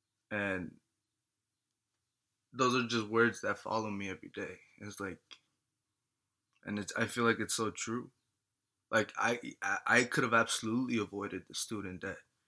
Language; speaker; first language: English; early bilingual, other home language; Spanish